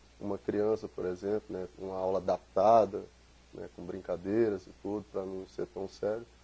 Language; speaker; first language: Portuguese; native; Portuguese